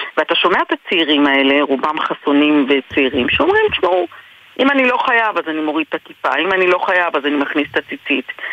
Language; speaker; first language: Hebrew; native; Hebrew